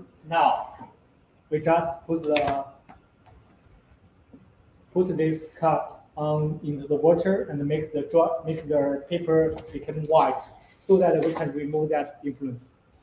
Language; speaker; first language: English; non-native, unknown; Chinese